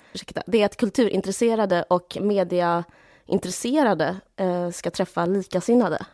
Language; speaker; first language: Swedish; native; Swedish